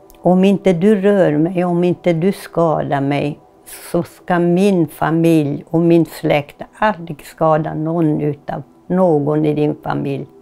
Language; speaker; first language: Swedish; non-native, local second language; Northern Sami